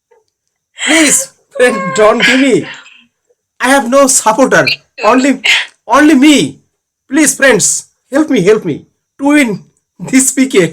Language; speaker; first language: English; non-native, learner; Bangla